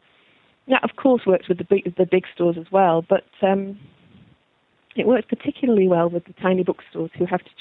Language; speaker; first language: English; native; English